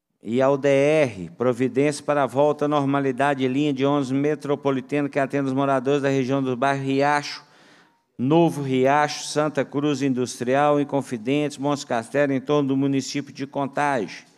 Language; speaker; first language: Portuguese; native; Portuguese